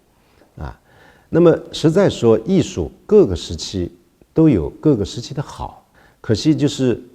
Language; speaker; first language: Chinese; native; Chinese